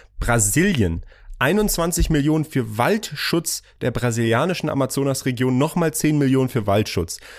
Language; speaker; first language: German; early bilingual, other home language; Persian